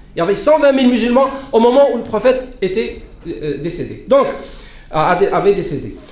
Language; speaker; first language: French; non-native, local second language; Arabic